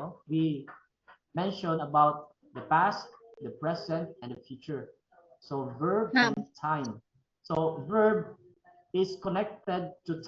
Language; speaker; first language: English; non-native, fluent; Filipino